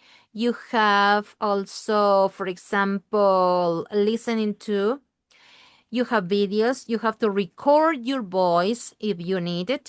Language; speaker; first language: English; non-native, learner; Spanish